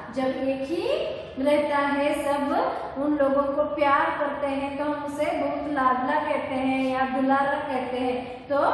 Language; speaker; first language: Hindi; non-native, local second language; Kannada